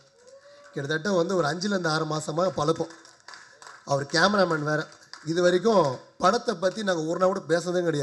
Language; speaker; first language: Tamil; native; Tamil